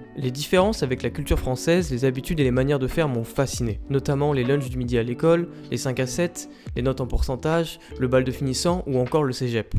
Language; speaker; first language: French; early bilingual, other home language; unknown